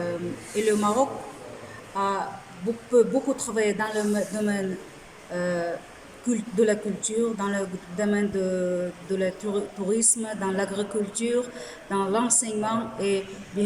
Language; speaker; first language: French; non-native, fluent; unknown